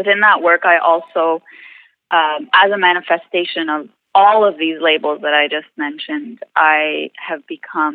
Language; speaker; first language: English; non-native, fluent; Arabic